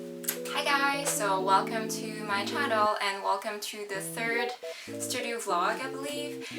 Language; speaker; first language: English; non-native, local second language; French